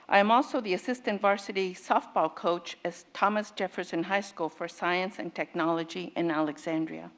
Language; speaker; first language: English; native; English